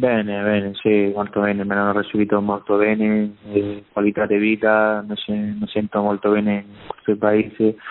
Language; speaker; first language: Italian; non-native, learner; Spanish